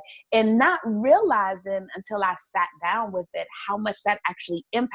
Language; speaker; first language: English; native; English